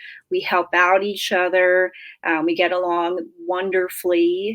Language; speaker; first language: English; native; English